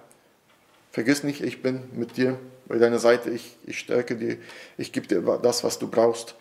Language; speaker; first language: German; non-native, fluent; Portuguese